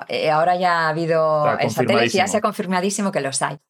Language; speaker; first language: Spanish; native; Spanish